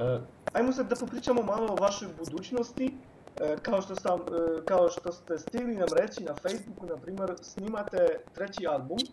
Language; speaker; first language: Serbian; non-native, fluent; Polish